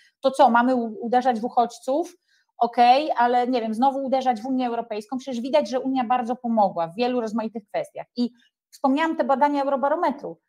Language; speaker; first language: Polish; native; Polish